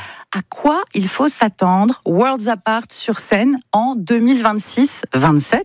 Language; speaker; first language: French; native; French